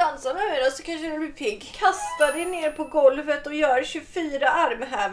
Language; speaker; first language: Swedish; native; Swedish